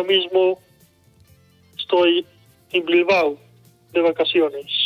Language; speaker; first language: Spanish; non-native, local second language; Galician